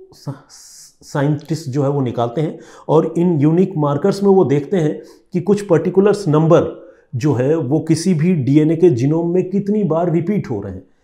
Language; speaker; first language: Hindi; non-native, local second language; Bangla